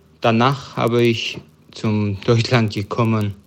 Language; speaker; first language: German; non-native, learner; Serbian